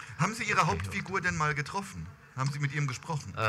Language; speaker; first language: German; native; German